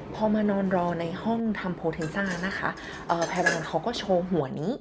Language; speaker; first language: Thai; native; Thai